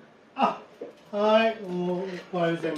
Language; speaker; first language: Japanese; non-native, learner; Filipino